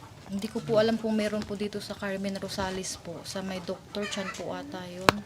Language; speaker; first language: Filipino; native; Filipino